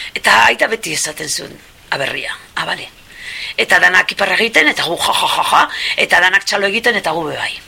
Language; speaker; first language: Basque; non-native, local second language; Spanish